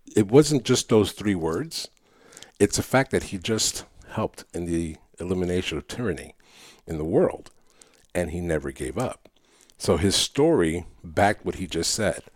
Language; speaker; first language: English; early bilingual, other home language; Spanish